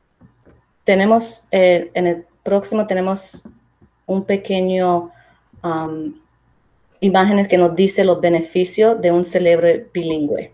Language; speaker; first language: Spanish; early bilingual, heritage; Spanish